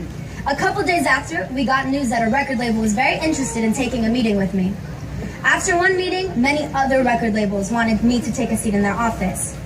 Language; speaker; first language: English; native; English